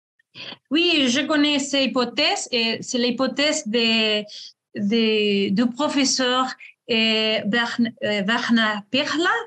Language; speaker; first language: French; non-native, fluent; Spanish